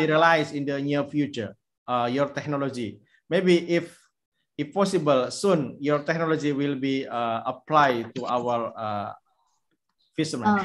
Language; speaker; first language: English; non-native, fluent; Indonesian